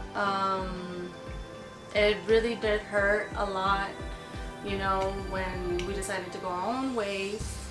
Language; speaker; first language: English; native; English